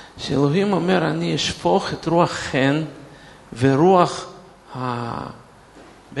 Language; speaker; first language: Hebrew; non-native, fluent; Russian